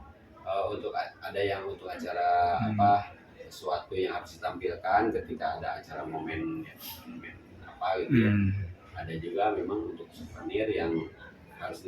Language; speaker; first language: Indonesian; non-native, local second language; Sundanese